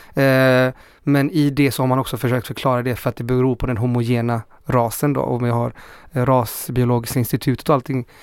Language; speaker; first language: Swedish; early bilingual, other home language; Spanish